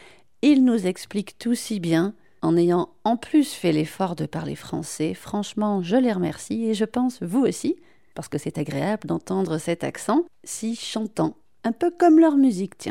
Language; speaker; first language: French; native; French